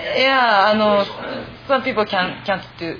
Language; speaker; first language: English; non-native, fluent; Japanese